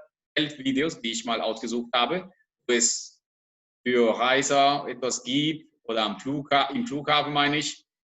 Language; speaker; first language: German; non-native, fluent; Spanish